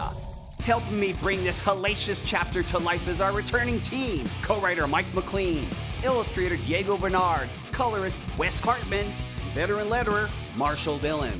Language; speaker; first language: English; native; English